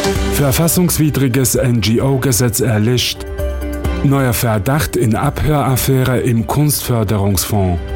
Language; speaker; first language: German; non-native, fluent; Slovak